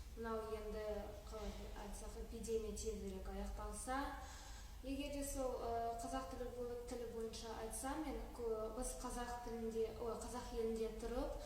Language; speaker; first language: Kazakh; non-native, local second language; Russian